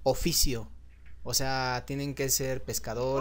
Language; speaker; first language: Spanish; native; Spanish